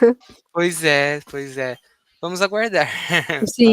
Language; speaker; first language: Portuguese; native; Portuguese